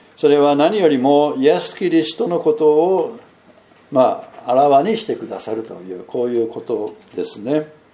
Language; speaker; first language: Japanese; non-native, fluent; English